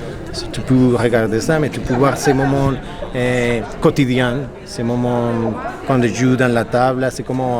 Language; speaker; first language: French; non-native, fluent; Spanish